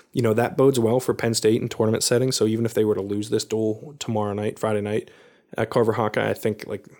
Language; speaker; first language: English; native; English